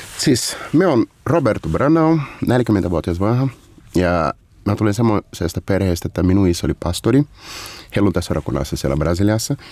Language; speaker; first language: Finnish; non-native, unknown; Portuguese